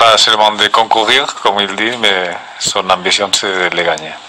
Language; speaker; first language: French; non-native, fluent; Spanish